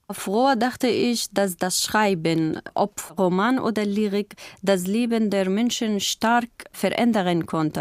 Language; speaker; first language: German; non-native, learner; Kurdish